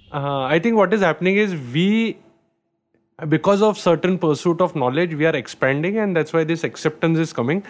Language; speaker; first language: English; non-native, local second language; Marathi